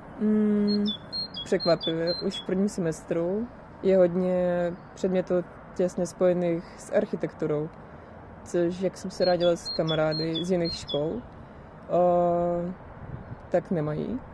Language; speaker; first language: Czech; non-native, fluent; Russian